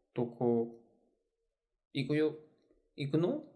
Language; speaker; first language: Japanese; non-native, learner; Korean